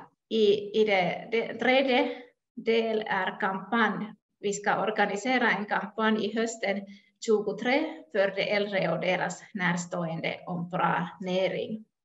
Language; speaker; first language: Swedish; non-native, local second language; Finnish